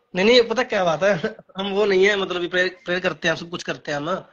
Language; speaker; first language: Hindi; native; Hindi